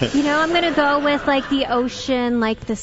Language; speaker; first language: English; native; English